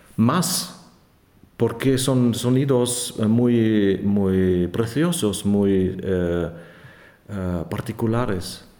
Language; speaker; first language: Spanish; non-native, learner; German